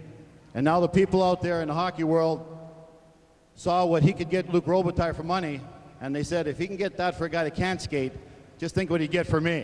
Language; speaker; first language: English; native; English